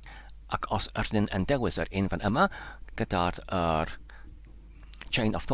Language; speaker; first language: Welsh; non-native, learner; Polish